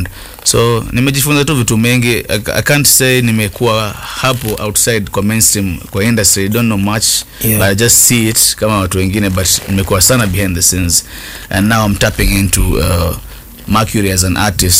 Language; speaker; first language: English; non-native, local second language; Swahili